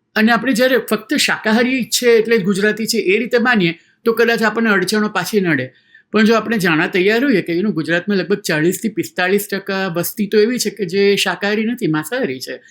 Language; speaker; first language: Gujarati; native; Gujarati